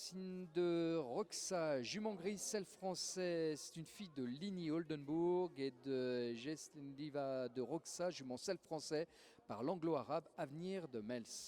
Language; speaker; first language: French; native; French